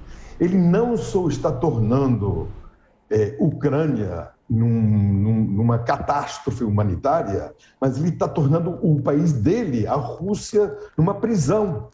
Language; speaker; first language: Portuguese; non-native, fluent; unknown